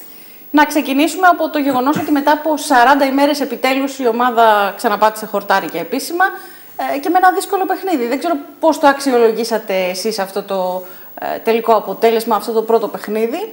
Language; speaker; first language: Greek; native; Greek